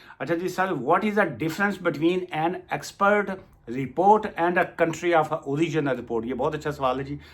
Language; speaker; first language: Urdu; non-native, local second language; Punjabi